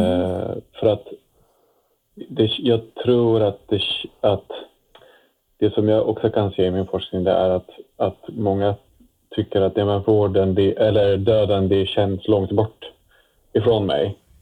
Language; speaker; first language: Swedish; non-native, fluent; Dutch